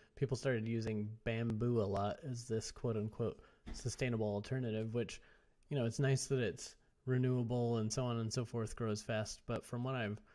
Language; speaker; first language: English; native; English